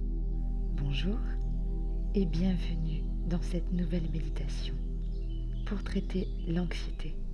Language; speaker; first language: French; native; French